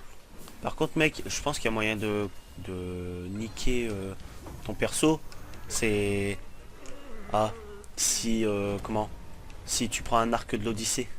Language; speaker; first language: French; native; French